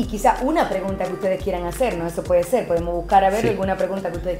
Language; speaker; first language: Spanish; native; Spanish